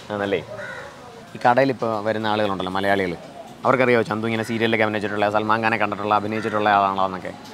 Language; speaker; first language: Malayalam; native; Malayalam